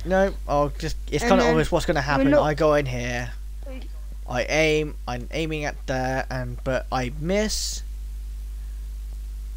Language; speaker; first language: English; native; English